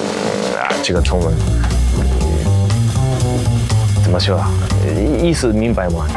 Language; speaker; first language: Chinese; non-native, learner; Japanese